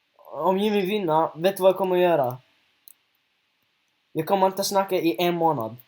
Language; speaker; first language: Swedish; early bilingual, other home language; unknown